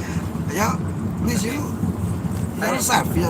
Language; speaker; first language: English; non-native, learner; Indonesian